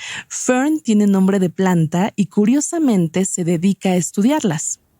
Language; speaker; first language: Spanish; native; Spanish